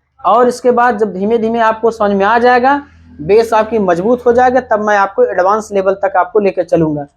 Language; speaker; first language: Hindi; native; Hindi